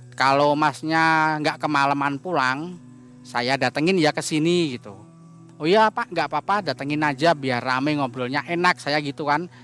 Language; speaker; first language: Indonesian; native; Indonesian